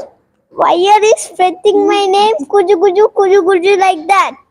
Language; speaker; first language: English; non-native, learner; Tamil